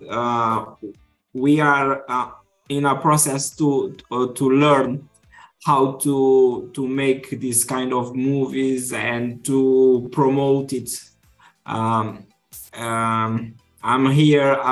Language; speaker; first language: English; non-native, fluent; Kabuverdianu